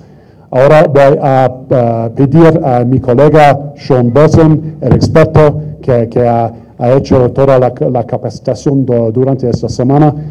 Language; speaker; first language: Spanish; non-native, fluent; English